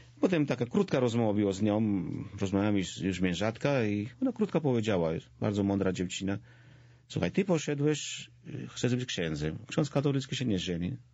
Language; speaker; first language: Polish; non-native, fluent; Georgian